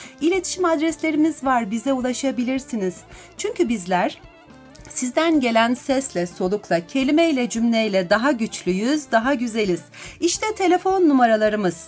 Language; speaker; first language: Turkish; native; Turkish